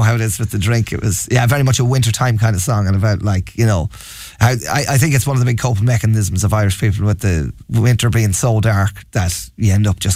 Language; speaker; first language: English; native; English